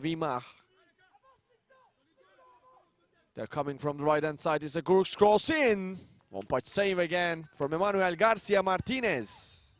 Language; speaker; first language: English; non-native, fluent; Turkish